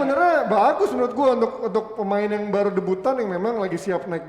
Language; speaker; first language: Indonesian; native; Indonesian